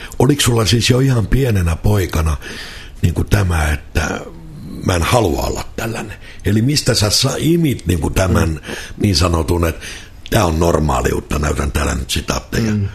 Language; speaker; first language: Finnish; native; Finnish